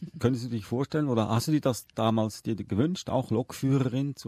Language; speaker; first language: German; native; German